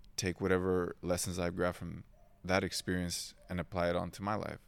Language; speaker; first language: English; early bilingual, other home language; Spanish